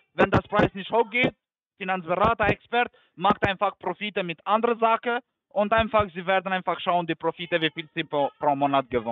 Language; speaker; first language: German; non-native, fluent; Albanian